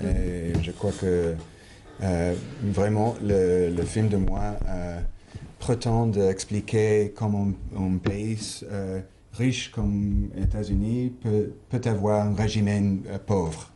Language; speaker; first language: French; non-native, fluent; English